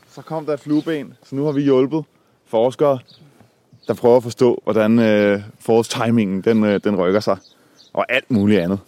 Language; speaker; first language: Danish; native; Danish